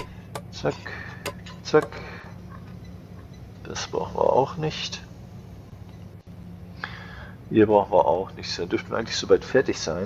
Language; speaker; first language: German; native; German